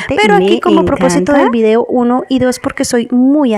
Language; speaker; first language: Spanish; native; Spanish